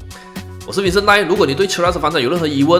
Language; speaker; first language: Chinese; native; Chinese